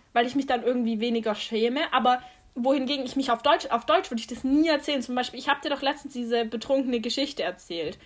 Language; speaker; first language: German; native; German